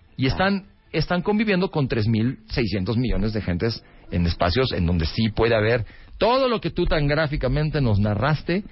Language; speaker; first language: Spanish; native; Spanish